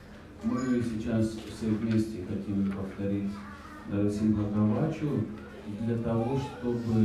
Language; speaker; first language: Russian; native; Russian